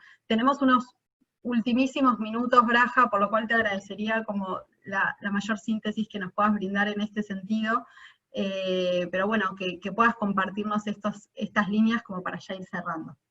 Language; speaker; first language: Spanish; native; Spanish